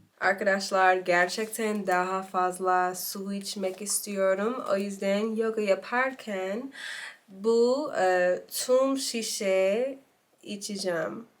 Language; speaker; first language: Turkish; non-native, learner; English